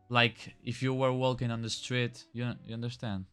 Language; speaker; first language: English; non-native, fluent; Spanish